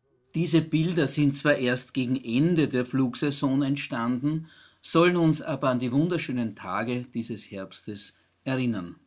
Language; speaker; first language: German; native; German